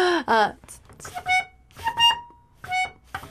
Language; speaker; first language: English; native; English